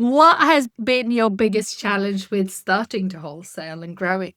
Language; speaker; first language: English; native; English